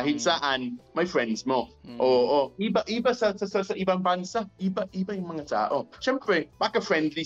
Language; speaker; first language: Filipino; non-native, learner; English